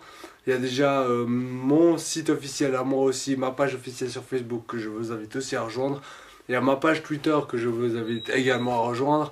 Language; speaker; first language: French; native; French